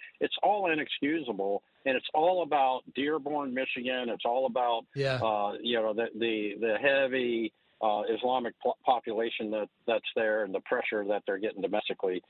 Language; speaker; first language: English; native; English